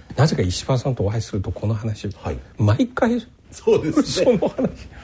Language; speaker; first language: Japanese; non-native, fluent; Chinese